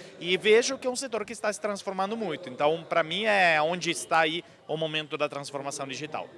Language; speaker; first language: Portuguese; non-native, fluent; Italian